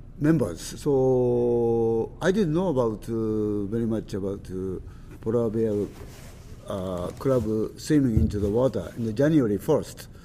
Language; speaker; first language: English; non-native, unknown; Japanese